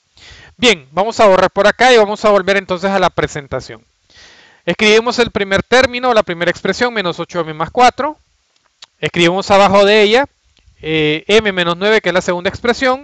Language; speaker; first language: Spanish; native; Spanish